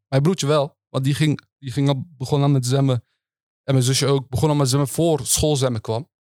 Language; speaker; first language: Dutch; early bilingual, other home language; Turkish